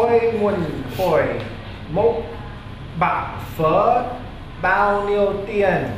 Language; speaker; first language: Vietnamese; non-native, learner; Korean